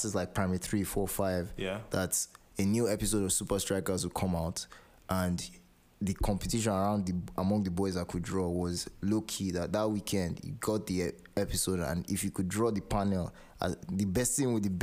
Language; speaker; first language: English; non-native, local second language; Yoruba